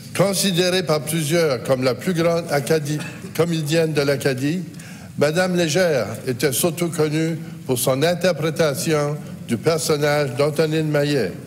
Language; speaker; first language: French; native; French